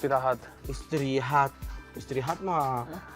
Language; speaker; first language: Indonesian; native; Indonesian